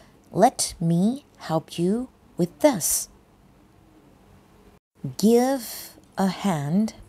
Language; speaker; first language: English; non-native, fluent; Thai